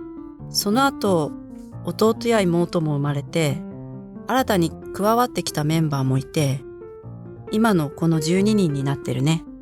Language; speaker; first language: Japanese; native; Japanese